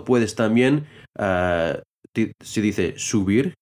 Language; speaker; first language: Spanish; non-native, fluent; English